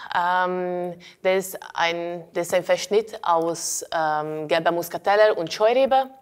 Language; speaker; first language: German; non-native, fluent; Hungarian